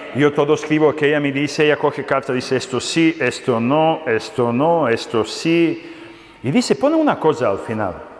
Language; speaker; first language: Spanish; non-native, fluent; Serbian